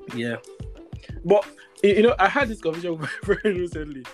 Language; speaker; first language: English; non-native, local second language; Igbo